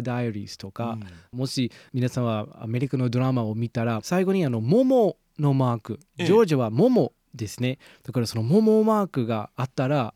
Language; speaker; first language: Japanese; non-native, fluent; English